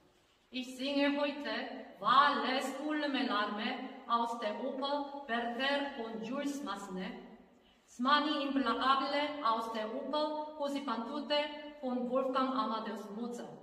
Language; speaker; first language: German; non-native, learner; Korean